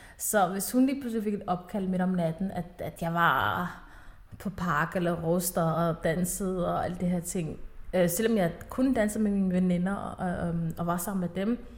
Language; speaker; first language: Danish; early bilingual, other home language; Somali